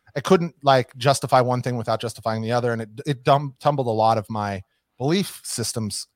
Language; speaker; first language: English; native; English